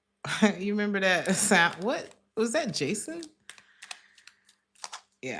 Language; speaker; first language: English; native; English